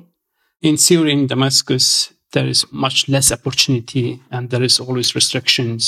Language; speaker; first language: English; non-native, fluent; Arabic